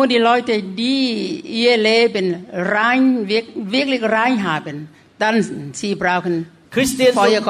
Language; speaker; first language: German; non-native, learner; Thai